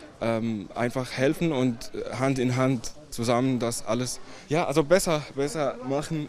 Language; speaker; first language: German; early bilingual, other home language; Arabic